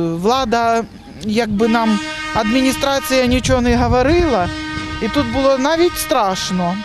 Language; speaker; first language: Ukrainian; native; Ukrainian